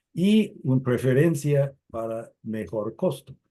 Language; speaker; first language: Spanish; non-native, fluent; English